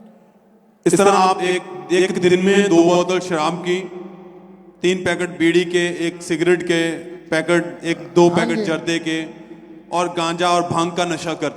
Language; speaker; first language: Hindi; native; Hindi